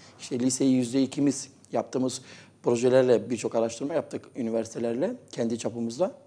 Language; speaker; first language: Turkish; native; Turkish